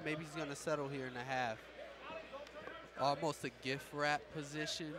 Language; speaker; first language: English; native; English